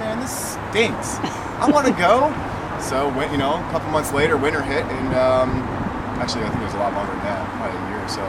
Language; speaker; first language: English; native; English